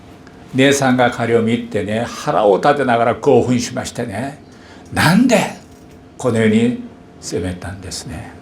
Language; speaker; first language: Japanese; non-native, fluent; Korean